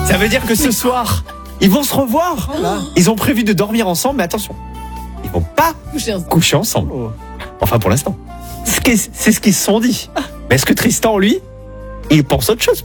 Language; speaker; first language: French; native; French